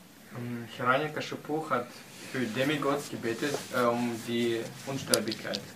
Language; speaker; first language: German; non-native, learner; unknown